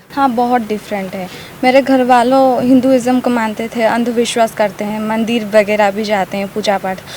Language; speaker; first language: Hindi; non-native, local second language; Odia